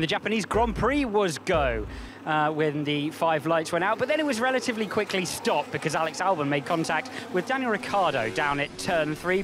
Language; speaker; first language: English; native; English